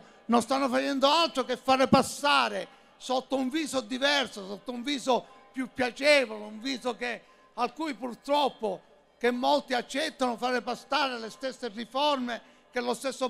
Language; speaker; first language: Italian; native; Italian